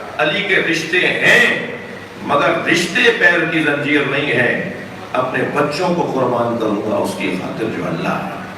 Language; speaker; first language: Urdu; native; Urdu